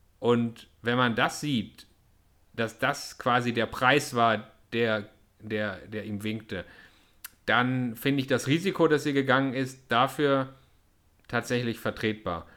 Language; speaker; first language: German; native; German